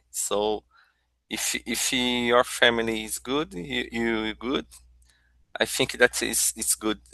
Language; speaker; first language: English; non-native, learner; Portuguese